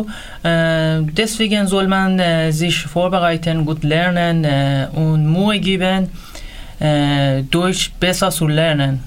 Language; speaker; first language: German; non-native, learner; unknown